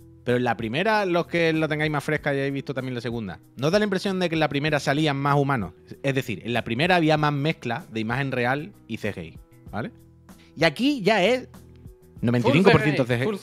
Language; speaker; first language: Spanish; native; Spanish